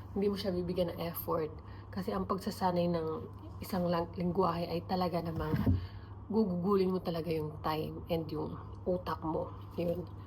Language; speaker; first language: Filipino; native; Filipino